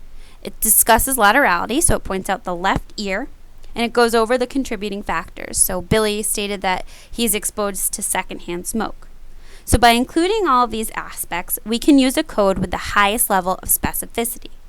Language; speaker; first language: English; native; English